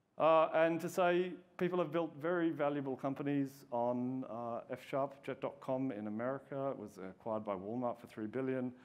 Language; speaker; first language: English; native; English